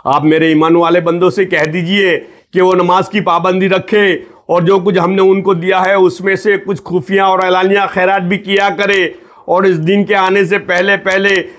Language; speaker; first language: Hindi; non-native, local second language; Gujarati